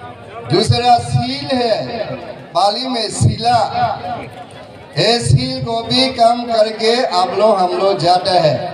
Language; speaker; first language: Hindi; non-native, learner; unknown